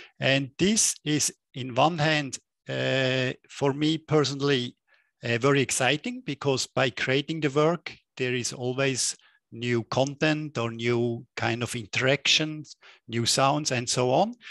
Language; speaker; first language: English; non-native, fluent; German